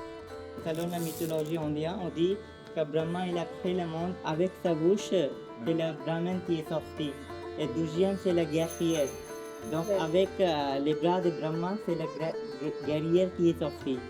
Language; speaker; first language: French; non-native, learner; Hindi